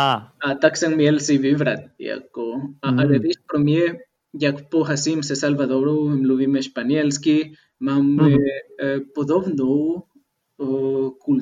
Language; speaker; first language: Czech; non-native, fluent; Spanish